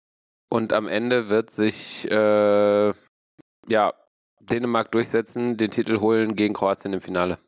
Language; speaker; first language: German; native; German